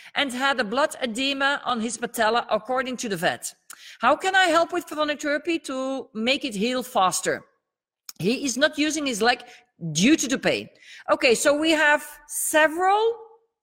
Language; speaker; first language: English; non-native, fluent; Dutch